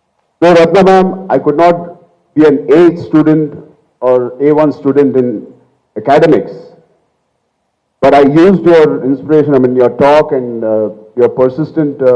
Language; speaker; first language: English; non-native, local second language; Telugu